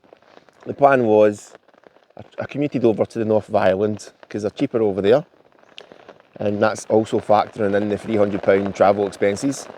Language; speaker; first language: English; native; English